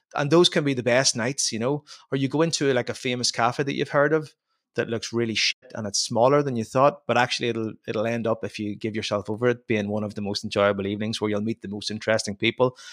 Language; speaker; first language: English; native; English